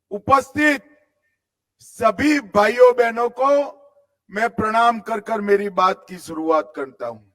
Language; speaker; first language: Hindi; non-native, local second language; Gujarati